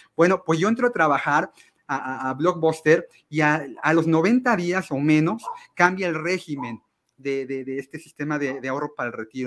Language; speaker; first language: Spanish; native; Spanish